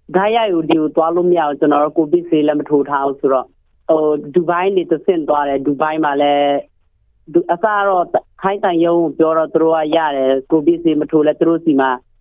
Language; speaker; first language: Burmese; non-native, local second language; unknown